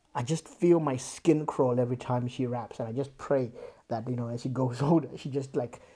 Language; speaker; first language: English; non-native, local second language; Shona